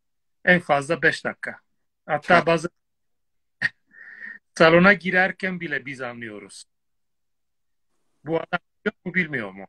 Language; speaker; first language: Turkish; non-native, fluent; Italian